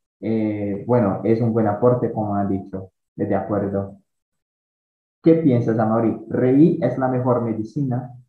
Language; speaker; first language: Spanish; non-native, fluent; Portuguese